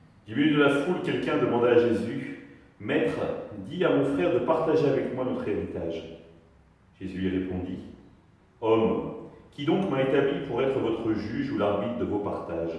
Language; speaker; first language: French; native; French